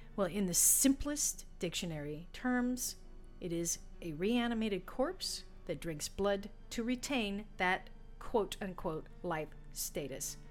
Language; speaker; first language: English; native; English